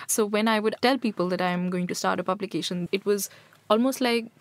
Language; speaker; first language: English; non-native, local second language; Hindi